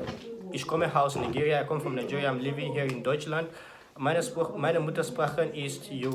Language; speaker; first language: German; non-native, learner; Yoruba